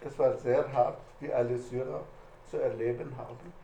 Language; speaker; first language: German; non-native, fluent; Arabic